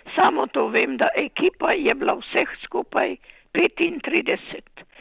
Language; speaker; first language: Slovenian; native; Slovenian